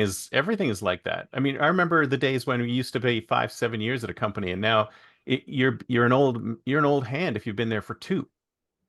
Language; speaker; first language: English; native; English